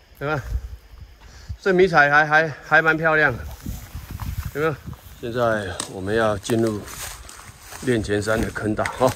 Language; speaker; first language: Chinese; native; Chinese